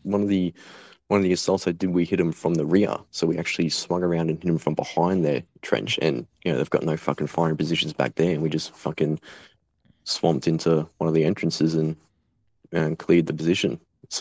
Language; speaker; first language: English; native; English